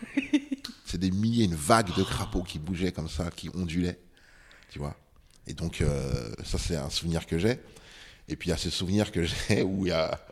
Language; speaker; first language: French; early bilingual, other home language; Bambara